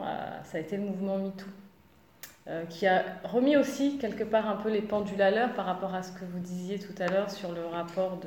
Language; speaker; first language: French; native; French